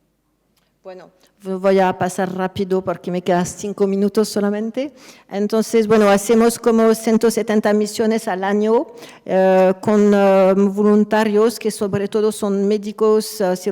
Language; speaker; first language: Spanish; non-native, fluent; French